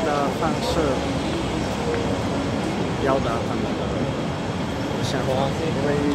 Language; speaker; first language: Chinese; non-native, learner; Italian